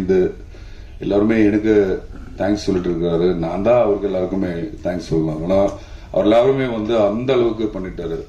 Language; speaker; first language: Tamil; non-native, learner; Malayalam